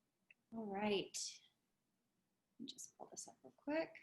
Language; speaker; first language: English; native; English